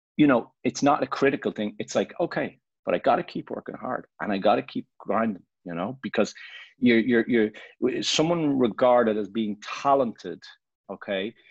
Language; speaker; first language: English; native; English